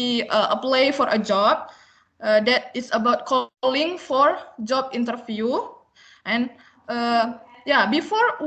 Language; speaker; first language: English; non-native, learner; Indonesian